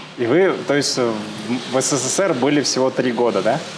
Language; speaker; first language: Russian; native; Russian